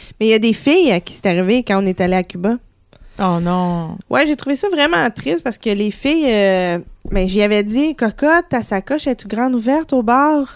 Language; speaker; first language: French; native; French